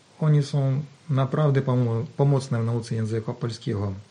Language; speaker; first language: Polish; non-native, learner; Ukrainian